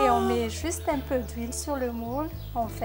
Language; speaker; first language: French; non-native, learner; Malagasy